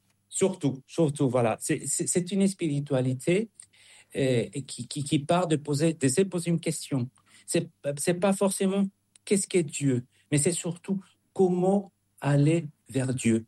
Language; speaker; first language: French; non-native, fluent; Spanish